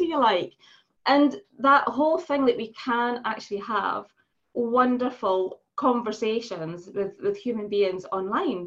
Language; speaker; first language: English; native; English